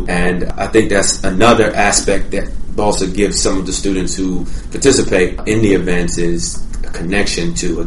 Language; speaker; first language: English; native; English